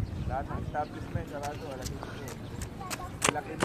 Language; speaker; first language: Filipino; native; Filipino